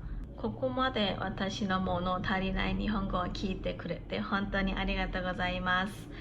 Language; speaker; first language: Japanese; non-native, fluent; Korean